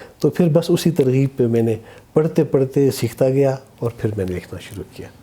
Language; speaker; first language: Urdu; non-native, local second language; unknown